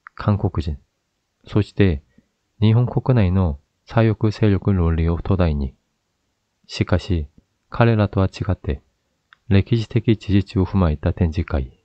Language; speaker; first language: Japanese; non-native, fluent; Korean